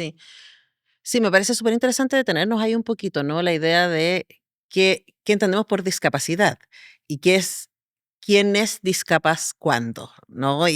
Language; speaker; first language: Spanish; native; Spanish